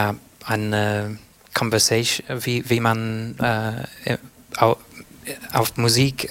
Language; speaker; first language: German; non-native, fluent; English